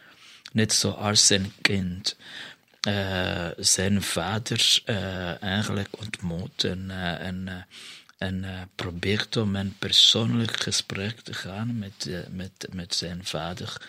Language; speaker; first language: Dutch; non-native, fluent; Kinyarwanda